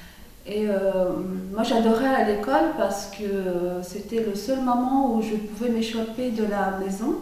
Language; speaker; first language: French; non-native, fluent; Turkish